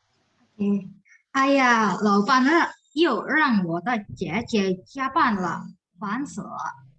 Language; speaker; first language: Chinese; non-native, learner; Indonesian